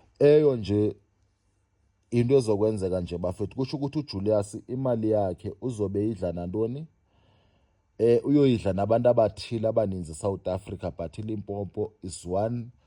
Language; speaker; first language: Zulu; non-native, local second language; Xhosa